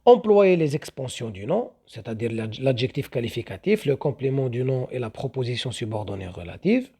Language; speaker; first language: French; non-native, local second language; Arabic